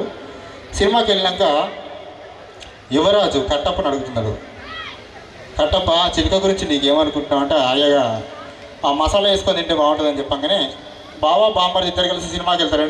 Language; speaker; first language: Telugu; native; Telugu